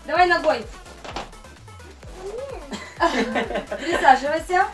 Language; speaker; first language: Russian; native; Russian